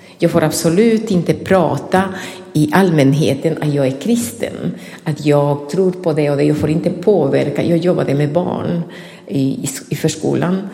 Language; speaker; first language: Swedish; non-native, fluent; Spanish